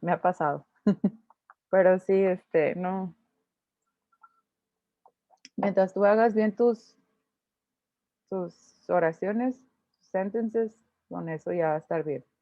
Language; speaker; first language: Spanish; native; Spanish